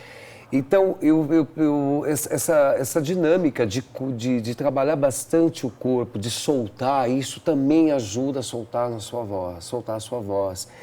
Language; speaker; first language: Portuguese; native; Portuguese